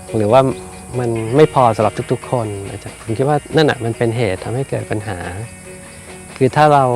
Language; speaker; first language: Thai; native; Thai